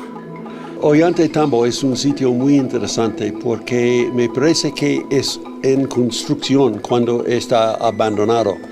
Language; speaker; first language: Spanish; non-native, fluent; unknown